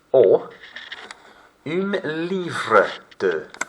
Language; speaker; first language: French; non-native, fluent; English